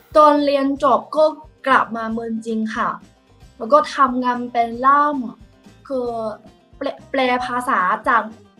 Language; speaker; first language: Thai; non-native, fluent; Chinese